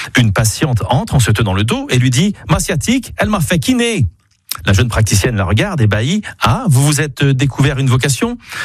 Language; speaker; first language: French; native; French